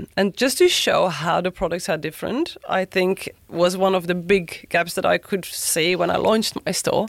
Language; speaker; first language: English; non-native, fluent; Dutch